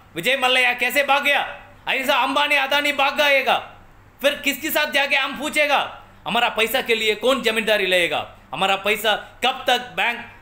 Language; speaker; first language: Hindi; non-native, local second language; Tamil